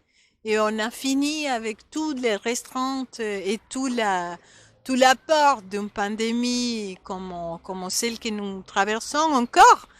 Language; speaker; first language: French; non-native, fluent; Spanish